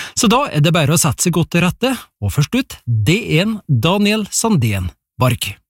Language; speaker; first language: Norwegian; native; Norwegian